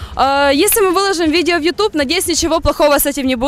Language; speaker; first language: Russian; native; Russian